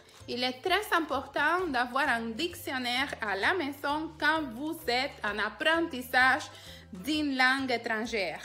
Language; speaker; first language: French; non-native, fluent; Spanish